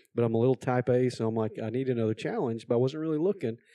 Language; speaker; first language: English; native; English